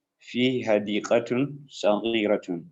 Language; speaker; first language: Arabic; non-native, learner; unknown